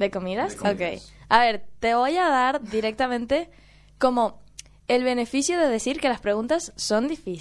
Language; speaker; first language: Spanish; native; Spanish